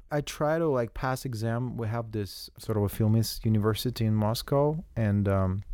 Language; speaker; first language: English; non-native, fluent; Russian